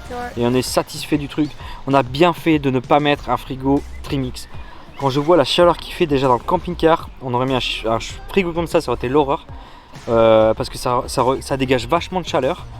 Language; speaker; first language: French; native; French